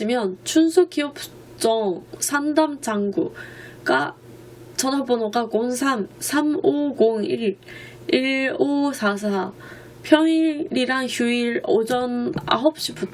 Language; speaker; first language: Korean; non-native, fluent; Japanese